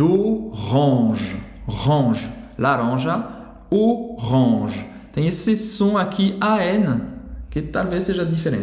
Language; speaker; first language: Portuguese; non-native, fluent; French